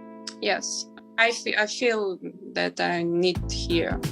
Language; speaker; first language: English; non-native, learner; Ukrainian